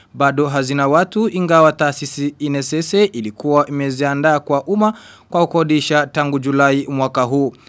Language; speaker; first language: Swahili; non-native, local second language; Rundi